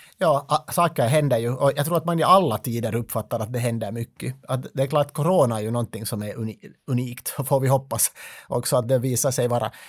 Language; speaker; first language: Swedish; native; Swedish